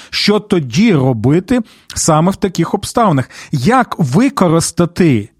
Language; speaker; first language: Ukrainian; non-native, local second language; Russian